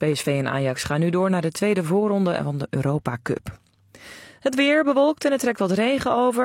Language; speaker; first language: Dutch; native; Dutch